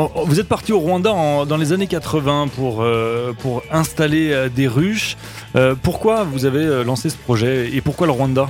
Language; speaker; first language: French; native; French